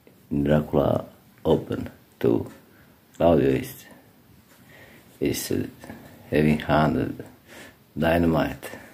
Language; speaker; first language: English; non-native, learner; Romanian